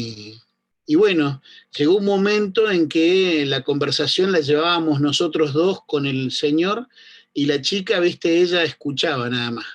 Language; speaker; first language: Spanish; native; Spanish